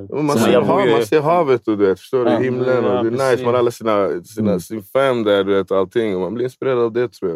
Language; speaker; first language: Swedish; native; Swedish